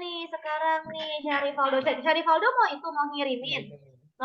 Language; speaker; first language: Indonesian; native; Indonesian